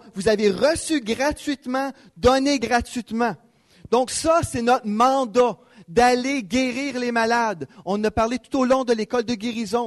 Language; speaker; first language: French; native; French